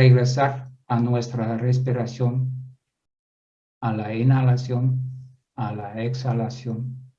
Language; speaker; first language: Spanish; non-native, fluent; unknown